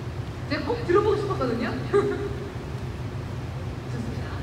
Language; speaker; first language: Korean; native; Korean